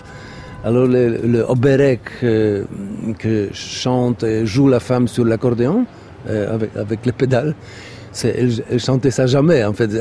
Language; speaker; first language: French; non-native, fluent; Polish